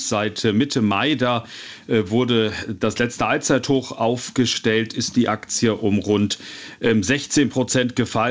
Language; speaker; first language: German; native; German